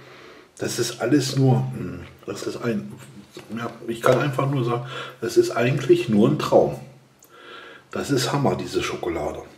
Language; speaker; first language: German; native; German